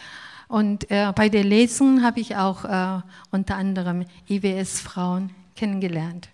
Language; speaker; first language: German; non-native, fluent; Korean